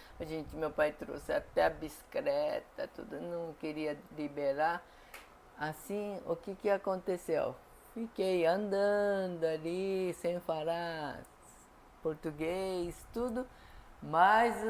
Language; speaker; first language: Portuguese; non-native, fluent; Japanese